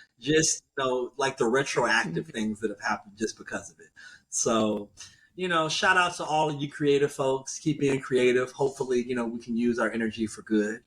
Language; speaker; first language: English; native; English